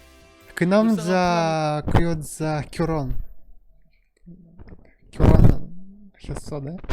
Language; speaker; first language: Korean; non-native, learner; Russian